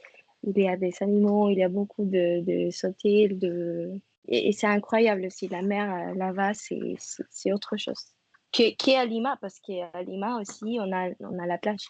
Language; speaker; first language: French; non-native, fluent; Spanish